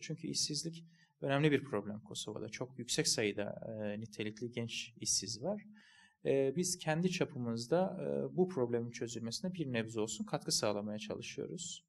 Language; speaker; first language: Turkish; native; Turkish